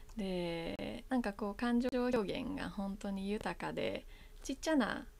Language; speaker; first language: Japanese; native; Japanese